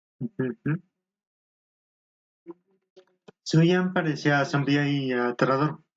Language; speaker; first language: Spanish; native; Spanish